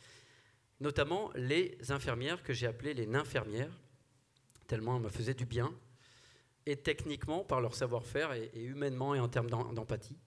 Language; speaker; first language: French; native; French